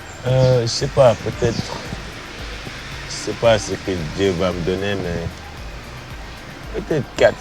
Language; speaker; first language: French; non-native, local second language; Wolof